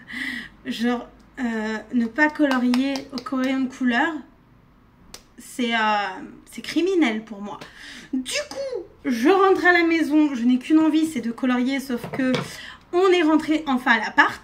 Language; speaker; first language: French; native; French